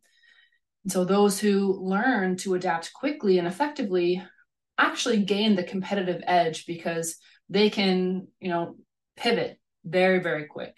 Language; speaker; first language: English; native; English